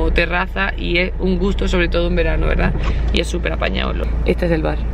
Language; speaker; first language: Spanish; native; Spanish